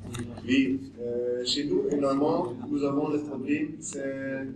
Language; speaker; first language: French; non-native, learner; German